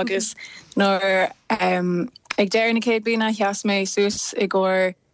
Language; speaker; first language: Irish; non-native, local second language; English